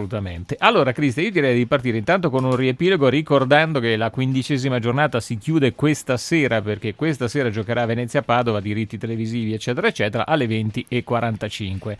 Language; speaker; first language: Italian; native; Italian